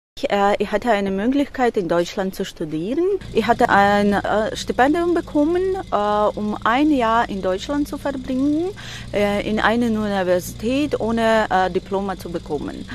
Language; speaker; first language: German; non-native, fluent; Ukrainian